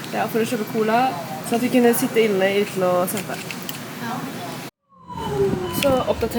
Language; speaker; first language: Norwegian; native; Norwegian